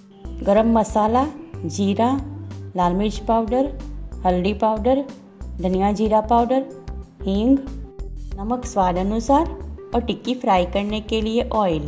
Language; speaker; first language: Hindi; non-native, local second language; Gujarati